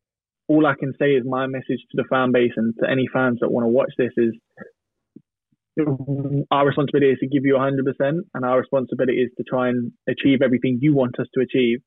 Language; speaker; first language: English; native; English